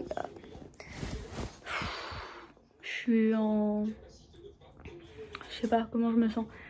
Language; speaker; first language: French; native; French